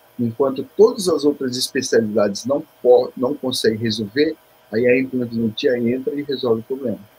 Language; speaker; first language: Portuguese; early bilingual, other home language; Korean